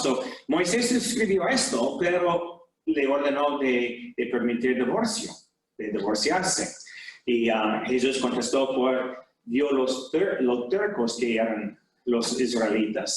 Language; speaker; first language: Spanish; non-native, fluent; English